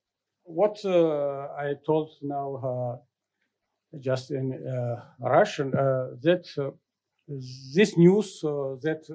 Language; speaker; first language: English; non-native, learner; Tajik